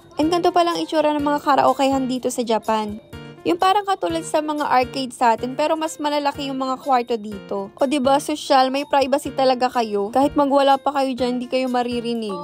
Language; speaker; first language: Filipino; native; Filipino